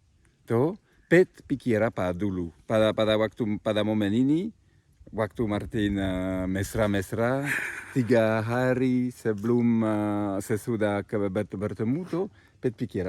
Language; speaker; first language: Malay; non-native, fluent; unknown